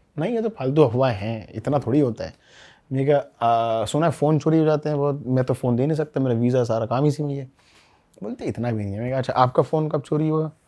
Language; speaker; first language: Hindi; native; Hindi